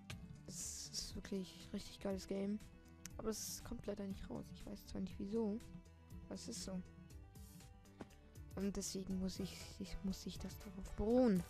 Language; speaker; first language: German; native; German